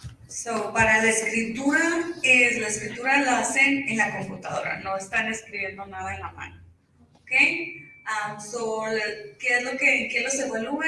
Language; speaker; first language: Spanish; early bilingual, heritage; Spanish